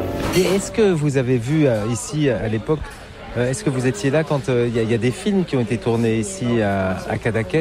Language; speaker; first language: French; native; French